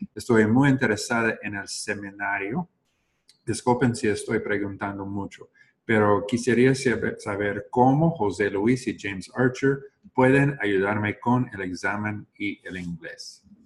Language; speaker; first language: Spanish; non-native, learner; English